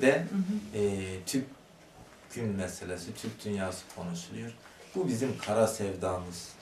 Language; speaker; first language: Turkish; native; Turkish